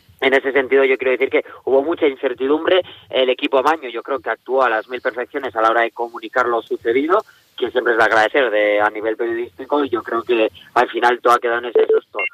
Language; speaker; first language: Spanish; native; Spanish